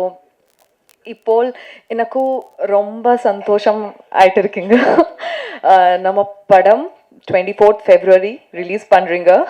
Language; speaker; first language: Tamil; non-native, learner; Bangla